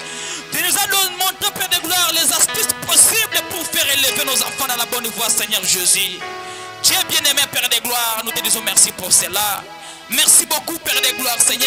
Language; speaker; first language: French; non-native, local second language; Swahili